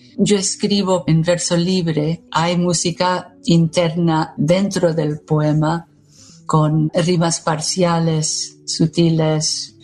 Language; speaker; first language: Spanish; non-native, fluent; English